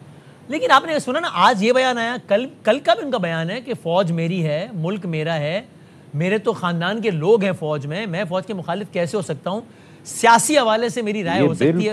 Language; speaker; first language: Urdu; native; Urdu